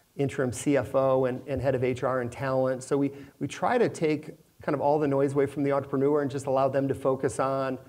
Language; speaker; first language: English; native; English